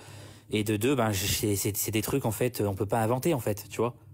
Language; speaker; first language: French; native; French